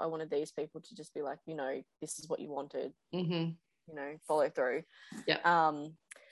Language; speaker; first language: English; native; English